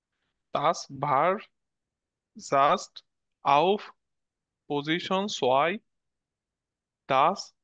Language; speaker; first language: German; non-native, learner; Bangla